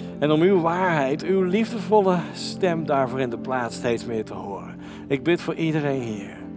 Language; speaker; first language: Dutch; native; Dutch